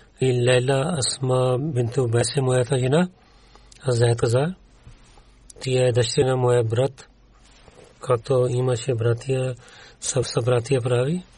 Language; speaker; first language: Bulgarian; non-native, learner; Urdu